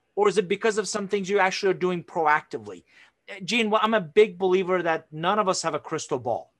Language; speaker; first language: English; non-native, fluent; Persian